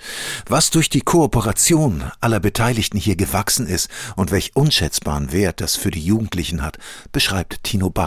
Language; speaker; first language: German; native; German